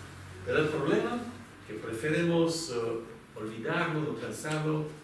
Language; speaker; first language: Spanish; non-native, fluent; French